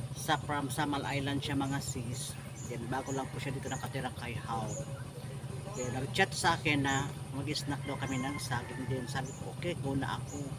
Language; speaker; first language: Filipino; native; Filipino